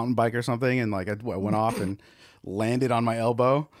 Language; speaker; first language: English; native; English